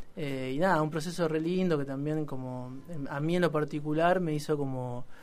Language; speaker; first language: Spanish; native; Spanish